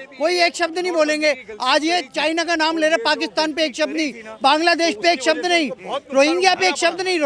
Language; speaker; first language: Hindi; native; Hindi